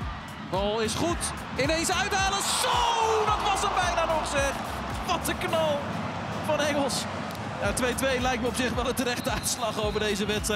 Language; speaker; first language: Dutch; native; Dutch